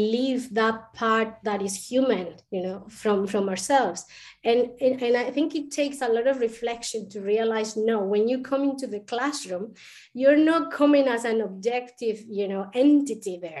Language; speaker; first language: English; non-native, fluent; Spanish